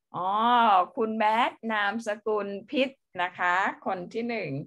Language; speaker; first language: Thai; native; Thai